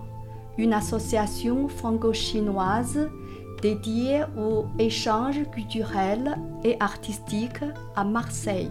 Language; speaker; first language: French; non-native, fluent; Chinese